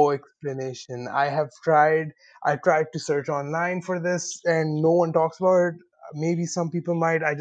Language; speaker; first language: English; non-native, local second language; Urdu